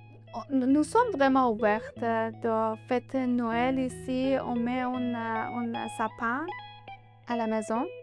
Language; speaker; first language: French; non-native, learner; Persian